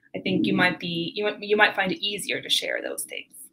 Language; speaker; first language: English; native; English